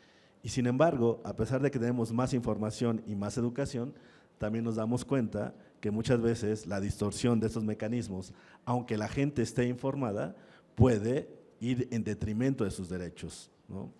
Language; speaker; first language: Spanish; native; Spanish